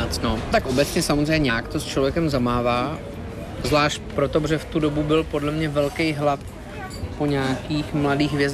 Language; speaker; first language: Czech; native; Czech